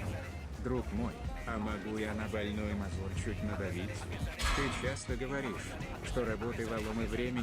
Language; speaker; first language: Russian; native; Russian